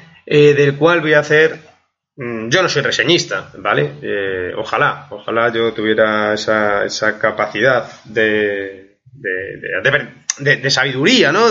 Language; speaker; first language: Spanish; native; Spanish